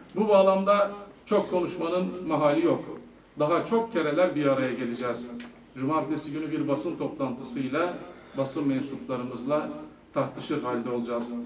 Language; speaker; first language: Turkish; native; Turkish